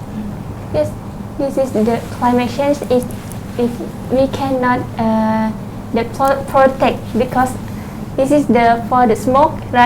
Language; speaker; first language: English; non-native, learner; Thai